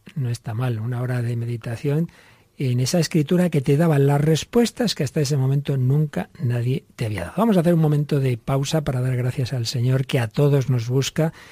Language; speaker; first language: Spanish; native; Spanish